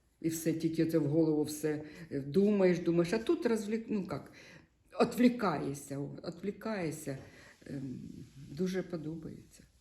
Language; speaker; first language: Ukrainian; non-native, local second language; Russian